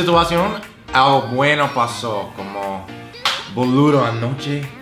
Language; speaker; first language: Spanish; non-native, fluent; English